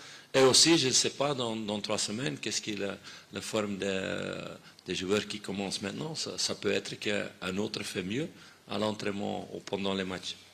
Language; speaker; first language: French; non-native, fluent; Dutch